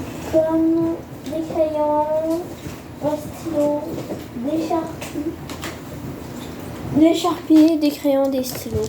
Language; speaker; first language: French; native; French